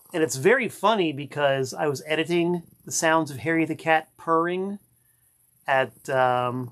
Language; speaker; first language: English; native; English